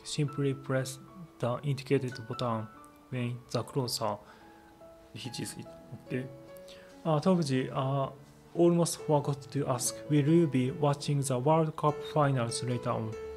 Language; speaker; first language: English; non-native, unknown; Japanese